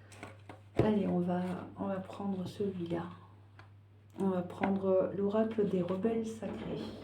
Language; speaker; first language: French; native; French